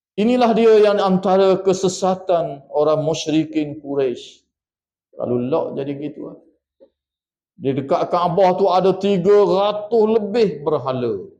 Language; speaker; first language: Malay; native; Malay